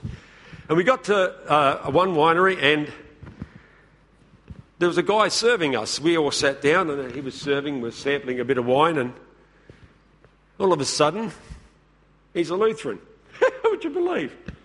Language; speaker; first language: English; native; English